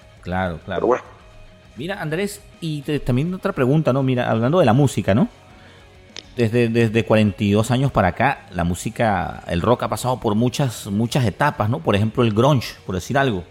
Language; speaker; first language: Spanish; native; Spanish